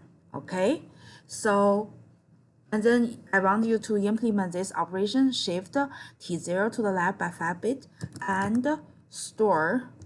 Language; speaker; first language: English; non-native, fluent; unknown